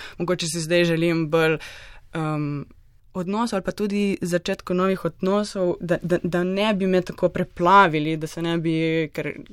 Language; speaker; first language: Slovenian; native; Slovenian